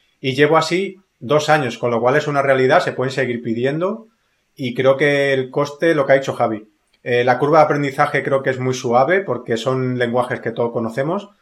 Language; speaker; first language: Spanish; native; Spanish